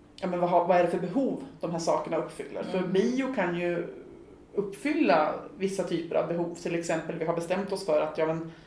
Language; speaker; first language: Swedish; native; Swedish